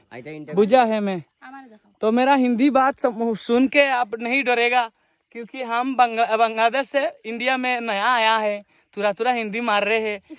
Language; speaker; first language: Hindi; non-native, learner; Bangla